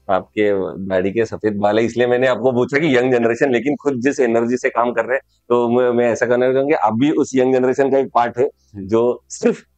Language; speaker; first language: Hindi; non-native, local second language; Marathi